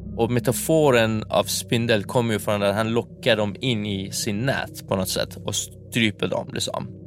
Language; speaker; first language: Swedish; non-native, fluent; Persian